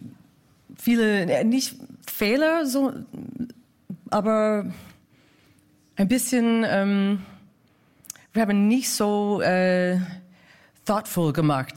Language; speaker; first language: German; non-native, fluent; English